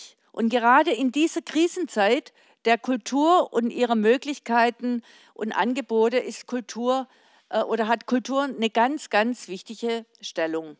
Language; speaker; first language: German; native; German